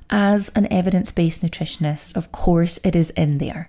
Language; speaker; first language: English; native; English